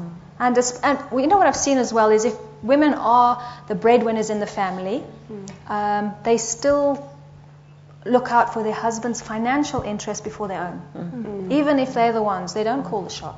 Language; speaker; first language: English; native; English